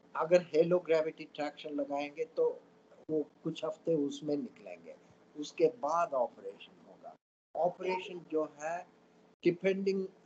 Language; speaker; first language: Hindi; non-native, local second language; Tamil